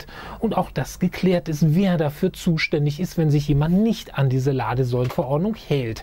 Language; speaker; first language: German; native; German